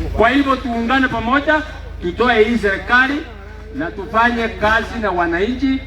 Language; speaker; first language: Swahili; non-native, local second language; Gusii